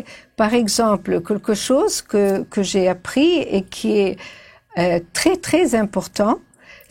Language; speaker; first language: French; non-native, fluent; Portuguese